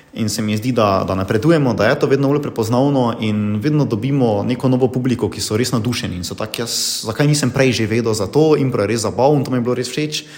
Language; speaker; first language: Slovenian; native; Slovenian